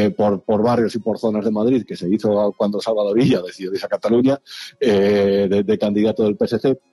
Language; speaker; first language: Spanish; native; Spanish